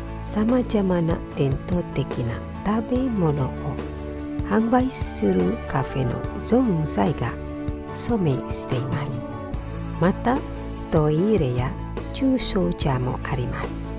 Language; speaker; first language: Japanese; non-native, fluent; Indonesian